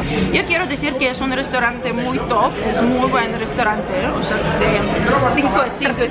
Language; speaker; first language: Spanish; non-native, learner; Russian